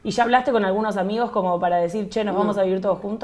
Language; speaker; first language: Spanish; native; Spanish